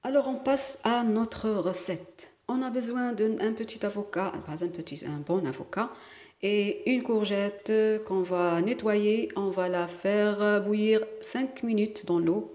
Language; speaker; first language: French; non-native, local second language; Arabic